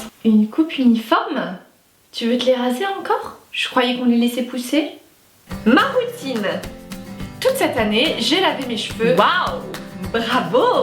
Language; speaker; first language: French; native; French